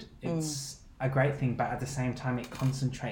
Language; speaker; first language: English; native; English